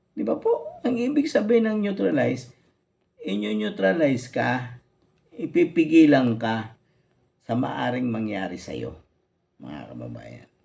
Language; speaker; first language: Filipino; native; Filipino